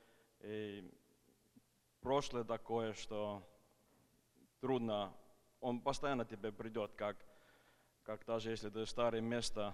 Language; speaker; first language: Russian; non-native, fluent; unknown